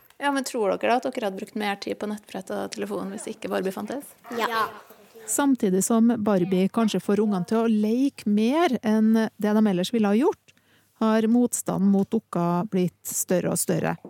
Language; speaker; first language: Norwegian; native; Norwegian